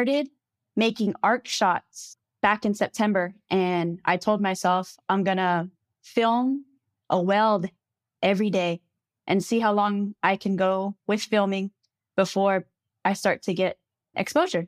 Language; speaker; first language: English; native; English